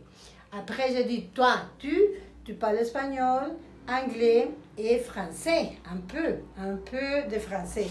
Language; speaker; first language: French; non-native, fluent; Spanish